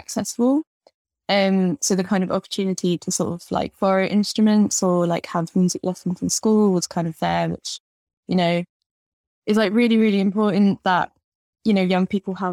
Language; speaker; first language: English; native; English